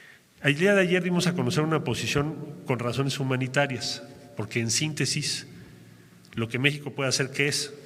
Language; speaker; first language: Spanish; native; Spanish